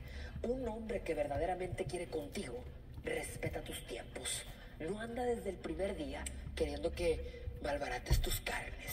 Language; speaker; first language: Spanish; native; Spanish